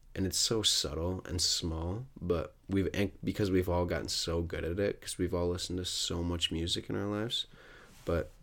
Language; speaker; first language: English; native; English